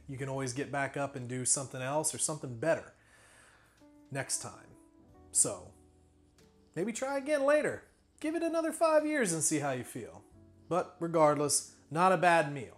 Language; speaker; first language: English; native; English